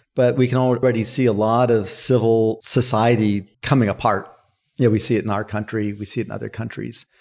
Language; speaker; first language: English; native; English